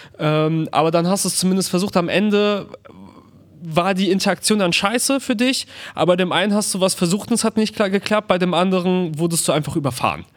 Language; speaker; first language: German; early bilingual, other home language; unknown